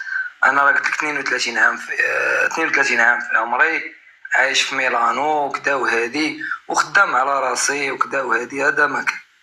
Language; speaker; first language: Arabic; native; Arabic